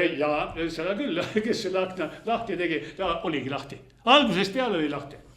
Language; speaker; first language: Estonian; non-native, local second language; Russian